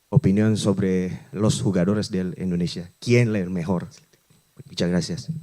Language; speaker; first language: Spanish; non-native, learner; Indonesian